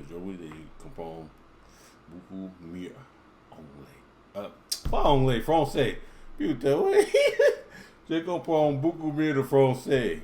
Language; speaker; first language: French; non-native, learner; English